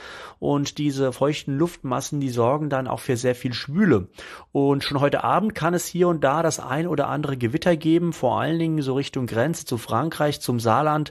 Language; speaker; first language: German; native; German